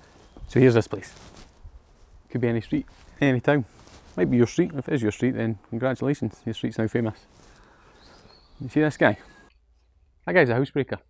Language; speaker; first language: English; native; English